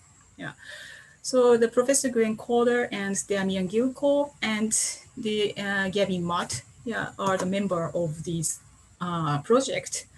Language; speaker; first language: English; non-native, fluent; Japanese